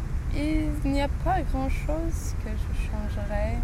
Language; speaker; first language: French; non-native, fluent; English